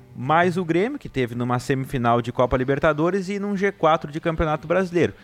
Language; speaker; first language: Portuguese; native; Portuguese